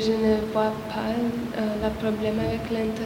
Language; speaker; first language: French; non-native, learner; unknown